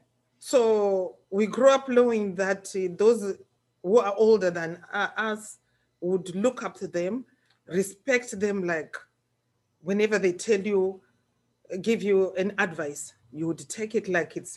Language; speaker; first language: English; non-native, local second language; Shona